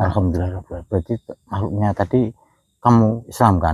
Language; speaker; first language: Indonesian; native; Indonesian